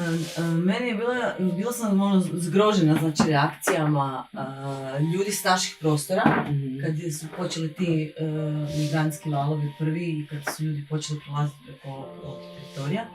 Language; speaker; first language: Bosnian; native; Bosnian